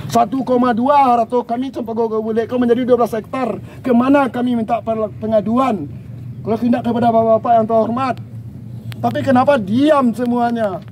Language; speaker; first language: Indonesian; non-native, local second language; Minangkabau